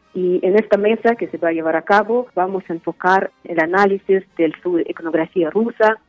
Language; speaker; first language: Spanish; non-native, fluent; Uzbek